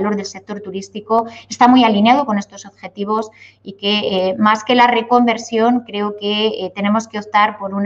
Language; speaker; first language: Spanish; native; Spanish